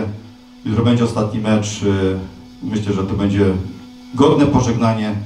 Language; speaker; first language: Polish; native; Polish